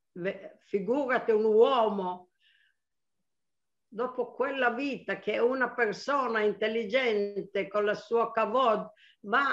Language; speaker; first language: Italian; non-native, local second language; Arabic